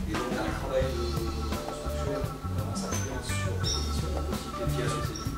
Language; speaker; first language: French; native; French